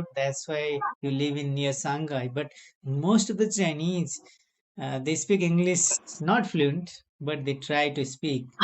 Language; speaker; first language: English; non-native, learner; Nepali